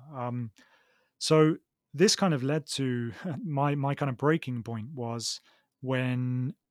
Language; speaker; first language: English; native; English